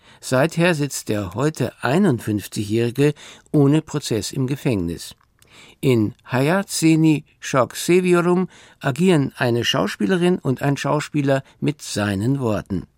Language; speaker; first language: German; native; German